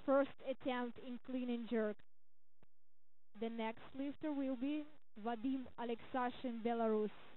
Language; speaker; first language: English; non-native, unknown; Ukrainian